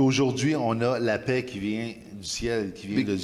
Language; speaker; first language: French; native; French